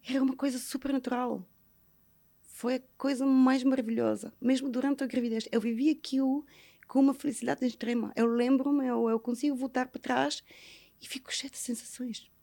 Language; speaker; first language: Portuguese; non-native, fluent; Bulgarian